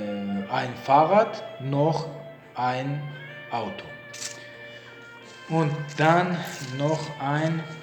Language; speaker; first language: German; non-native, learner; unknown